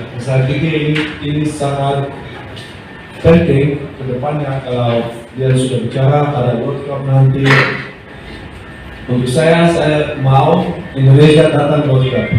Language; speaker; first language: Indonesian; non-native, learner; Dutch